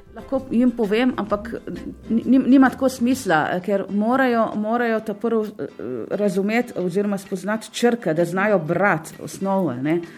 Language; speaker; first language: Slovenian; non-native, fluent; Arabic